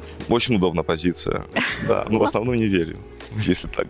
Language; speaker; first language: Russian; non-native, fluent; Greek